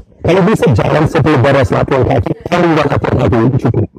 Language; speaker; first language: Indonesian; non-native, learner; English